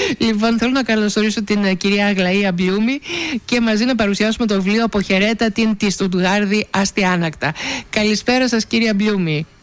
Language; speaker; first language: Greek; native; Greek